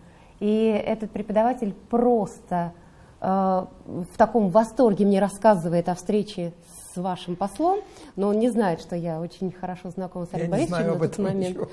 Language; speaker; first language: Russian; native; Russian